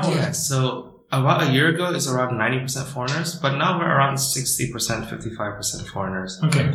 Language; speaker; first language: English; non-native, fluent; Indonesian